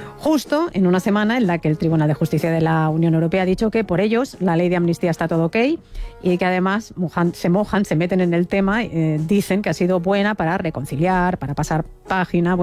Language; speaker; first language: Spanish; native; Spanish